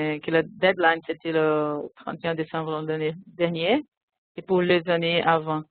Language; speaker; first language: French; non-native, fluent; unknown